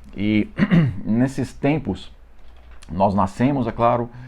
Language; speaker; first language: Portuguese; non-native, fluent; English